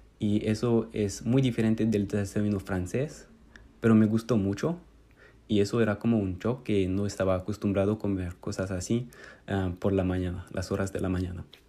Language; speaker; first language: Spanish; non-native, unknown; French